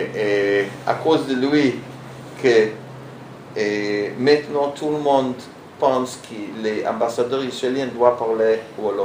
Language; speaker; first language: French; non-native, learner; Hebrew